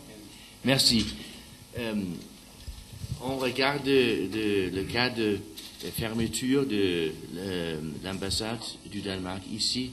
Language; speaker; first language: French; non-native, learner; Danish